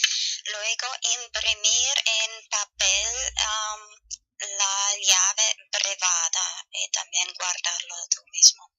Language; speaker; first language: Spanish; non-native, fluent; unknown